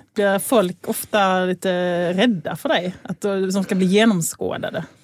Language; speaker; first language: Swedish; native; Swedish